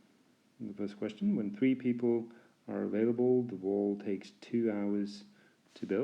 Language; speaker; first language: English; non-native, fluent; Norwegian